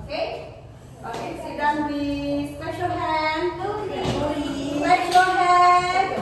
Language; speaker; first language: English; non-native, learner; Indonesian